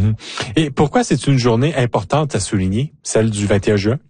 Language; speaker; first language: French; native; French